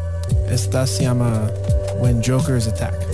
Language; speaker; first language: Spanish; non-native, learner; English